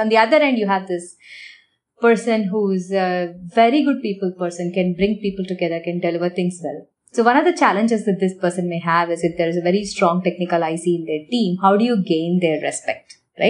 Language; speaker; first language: English; non-native, local second language; Tamil